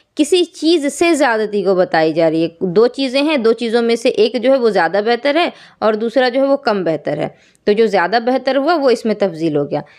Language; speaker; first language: Urdu; native; Urdu